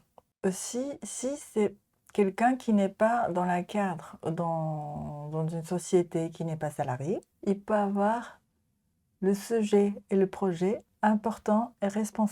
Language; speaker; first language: French; non-native, fluent; Japanese